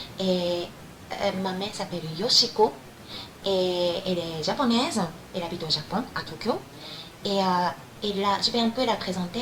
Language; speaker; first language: French; non-native, fluent; Japanese